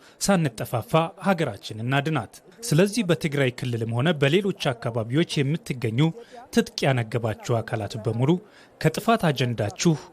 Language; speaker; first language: Amharic; non-native, local second language; Tigrinya